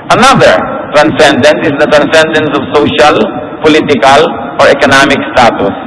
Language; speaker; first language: English; non-native, local second language; Filipino